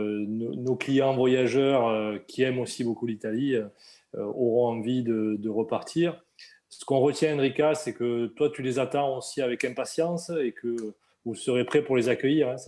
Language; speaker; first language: French; native; French